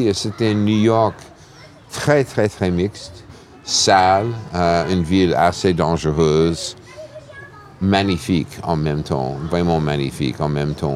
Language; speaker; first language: French; non-native, fluent; English